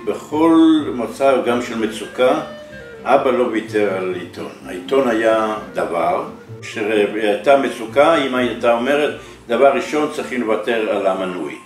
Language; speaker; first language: Hebrew; early bilingual, other home language; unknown